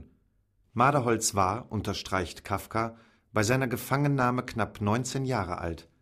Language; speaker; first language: German; native; German